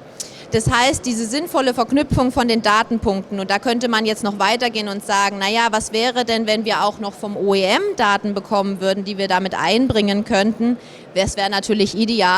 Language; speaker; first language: German; native; German